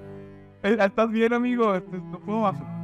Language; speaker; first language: Spanish; native; Spanish